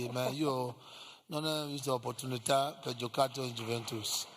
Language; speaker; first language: Italian; non-native, learner; English